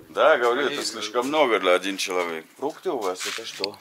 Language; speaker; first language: Russian; non-native, learner; English